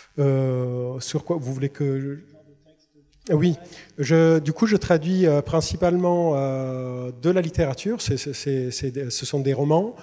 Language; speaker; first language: French; non-native, fluent; Italian